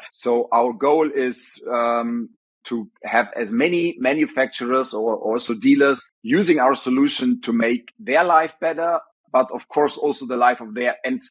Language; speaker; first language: English; non-native, fluent; German